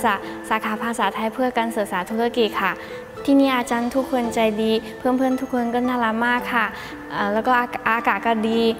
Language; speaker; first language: Thai; non-native, learner; Chinese